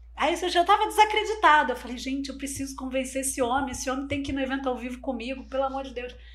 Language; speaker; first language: Portuguese; non-native, local second language; Spanish